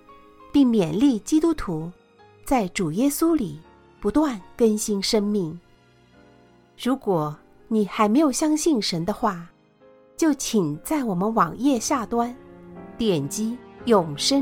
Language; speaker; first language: Chinese; native; Chinese